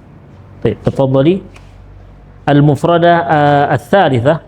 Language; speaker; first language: Arabic; non-native, fluent; Indonesian